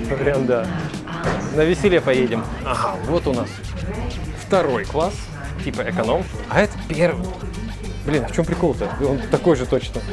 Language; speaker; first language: Russian; native; Russian